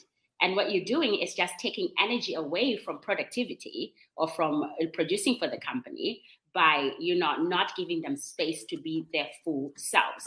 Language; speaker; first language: English; non-native, local second language; Shona